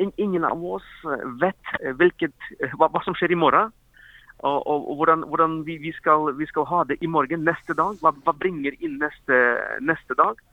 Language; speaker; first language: Norwegian; non-native, fluent; Ukrainian